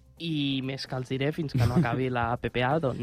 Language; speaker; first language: Catalan; native; Catalan